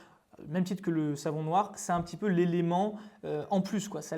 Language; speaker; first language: French; native; French